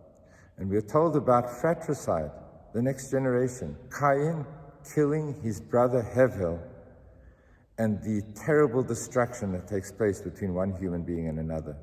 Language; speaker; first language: English; native; English